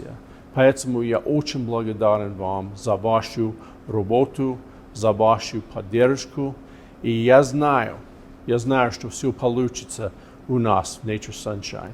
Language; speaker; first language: Russian; non-native, fluent; English